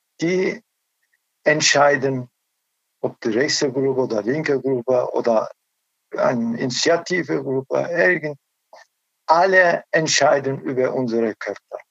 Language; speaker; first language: German; non-native, learner; Turkish